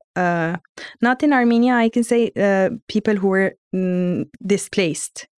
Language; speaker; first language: English; early bilingual, heritage; Armenian